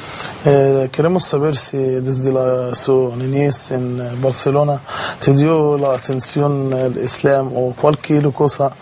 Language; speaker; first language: Spanish; non-native, fluent; Arabic